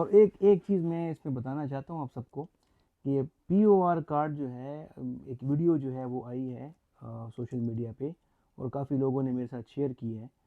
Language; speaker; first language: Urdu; non-native, local second language; Pashto